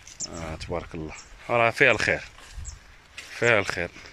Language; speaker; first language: Arabic; native; Arabic